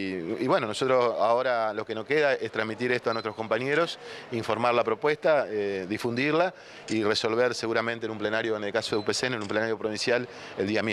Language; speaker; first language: Spanish; native; Spanish